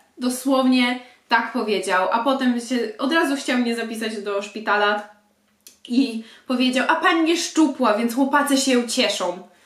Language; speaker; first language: Polish; early bilingual, heritage; Polish